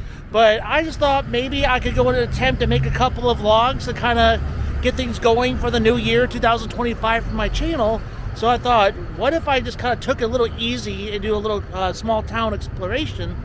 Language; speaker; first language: English; native; English